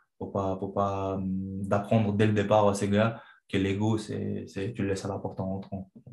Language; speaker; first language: French; non-native, fluent; Chechen